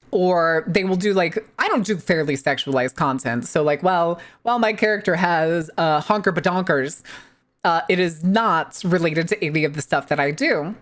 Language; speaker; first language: English; native; English